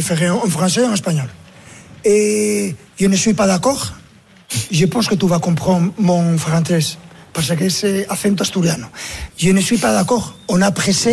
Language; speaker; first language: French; non-native, learner; Spanish